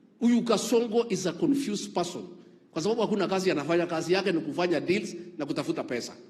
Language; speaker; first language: Swahili; non-native, local second language; Kikuyu